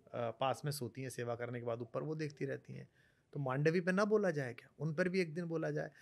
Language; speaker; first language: Hindi; native; Hindi